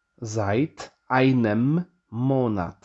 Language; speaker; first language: German; non-native, fluent; Polish